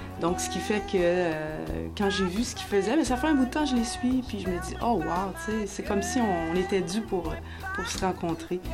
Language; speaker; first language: French; native; French